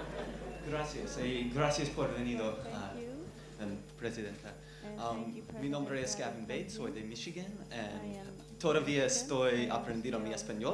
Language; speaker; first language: Spanish; non-native, learner; English